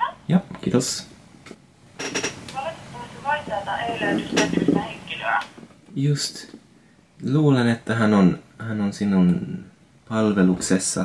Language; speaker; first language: Finnish; non-native, learner; Swedish